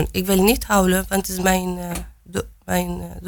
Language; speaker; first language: Dutch; non-native, learner; Arabic